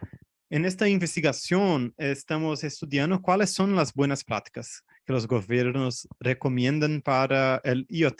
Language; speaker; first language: Spanish; non-native, fluent; Portuguese